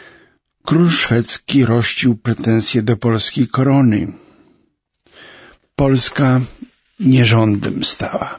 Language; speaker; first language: Polish; native; Polish